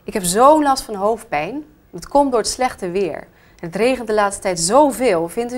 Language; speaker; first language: Dutch; native; Dutch